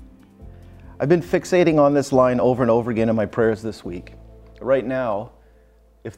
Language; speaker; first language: English; native; English